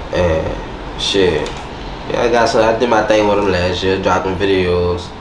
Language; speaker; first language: English; native; English